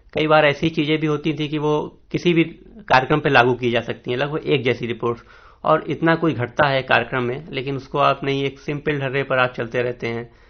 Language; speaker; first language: Hindi; native; Hindi